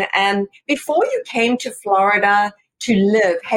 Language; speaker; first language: English; native; English